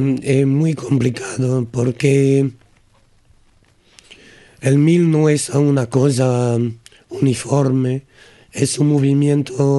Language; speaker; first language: Spanish; non-native, learner; French